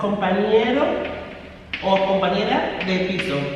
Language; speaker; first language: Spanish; non-native, fluent; English